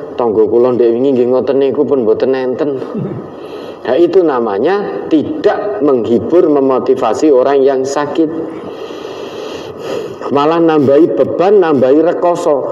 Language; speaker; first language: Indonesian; non-native, local second language; Javanese